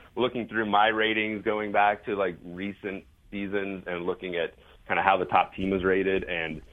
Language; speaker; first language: English; native; English